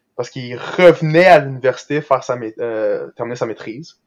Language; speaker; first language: French; early bilingual, other home language; Portuguese